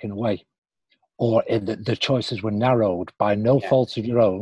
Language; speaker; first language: English; native; English